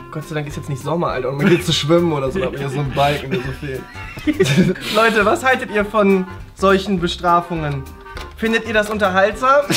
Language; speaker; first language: German; early bilingual, other home language; Italian